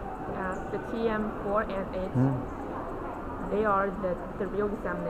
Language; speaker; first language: English; non-native, learner; Chinese